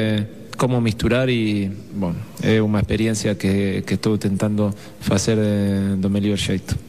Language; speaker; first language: Portuguese; non-native, fluent; Spanish